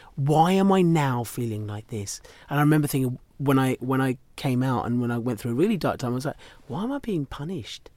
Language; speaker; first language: English; native; English